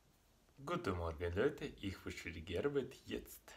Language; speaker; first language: German; non-native, learner; Russian